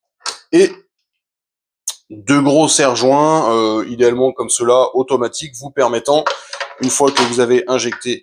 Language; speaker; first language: French; native; French